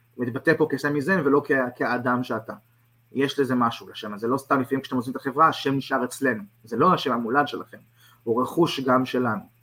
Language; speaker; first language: Hebrew; native; Hebrew